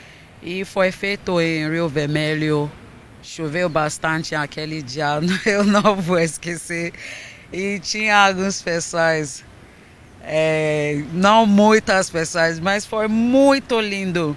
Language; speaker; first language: Portuguese; non-native, fluent; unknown